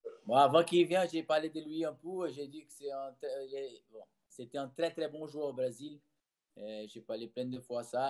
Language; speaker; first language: French; non-native, fluent; Portuguese